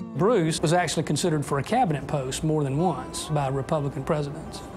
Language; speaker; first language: English; native; English